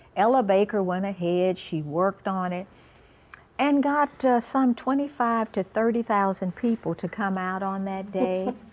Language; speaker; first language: English; native; English